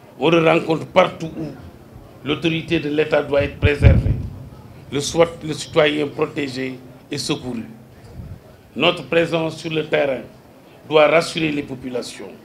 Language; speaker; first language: French; non-native, local second language; Wolof